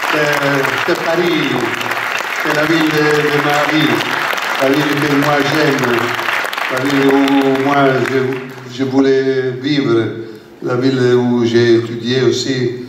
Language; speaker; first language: French; non-native, learner; Italian